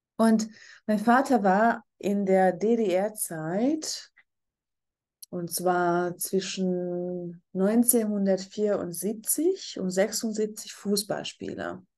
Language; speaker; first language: German; non-native, fluent; Hungarian